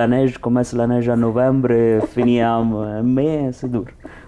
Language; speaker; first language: French; non-native, learner; Italian